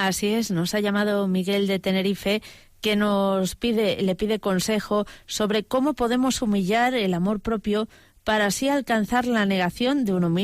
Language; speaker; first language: Spanish; native; Spanish